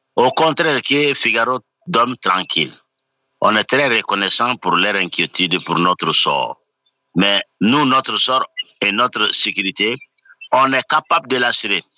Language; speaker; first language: French; non-native, local second language; Bambara